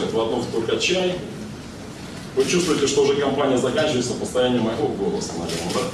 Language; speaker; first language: Russian; non-native, local second language; Ukrainian